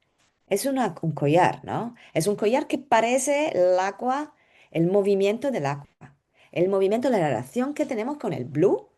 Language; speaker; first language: Spanish; non-native, learner; Italian